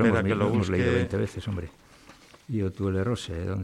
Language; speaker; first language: Spanish; native; Spanish